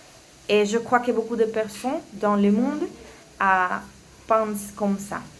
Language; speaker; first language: French; non-native, learner; Spanish